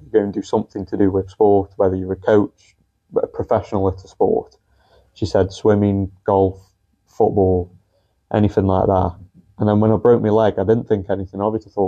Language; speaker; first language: English; native; English